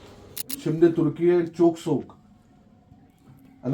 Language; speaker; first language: Turkish; non-native, learner; Urdu